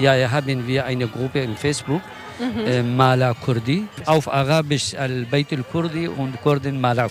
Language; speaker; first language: German; non-native, learner; Kurdish